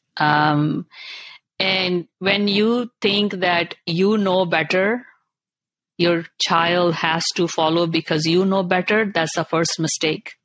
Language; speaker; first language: English; non-native, local second language; Punjabi